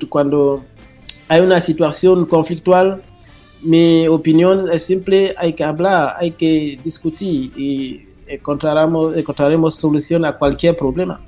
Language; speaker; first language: Spanish; non-native, fluent; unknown